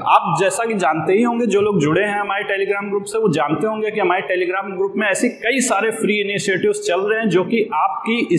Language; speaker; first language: Hindi; native; Hindi